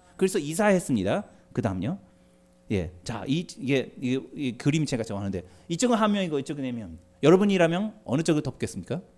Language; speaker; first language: Korean; non-native, fluent; Japanese